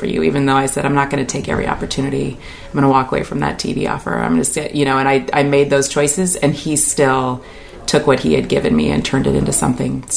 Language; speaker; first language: English; native; English